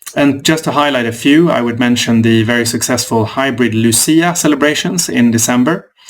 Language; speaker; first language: English; non-native, fluent; Swedish